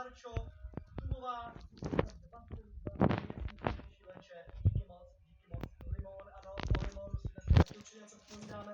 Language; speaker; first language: Czech; native; Czech